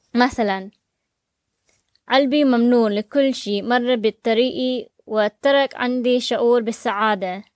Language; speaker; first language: Arabic; native; Arabic